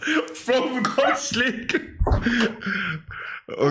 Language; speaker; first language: German; native; German